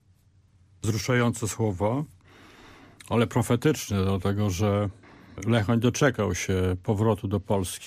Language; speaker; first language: Polish; native; Polish